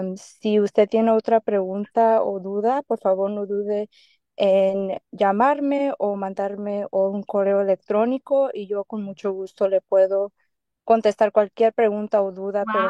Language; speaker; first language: Spanish; early bilingual, heritage; Spanish